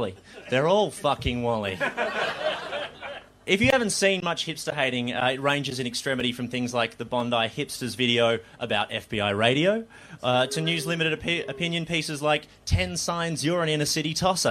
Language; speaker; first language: English; native; English